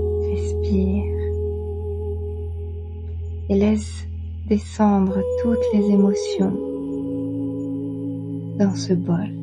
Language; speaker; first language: French; native; French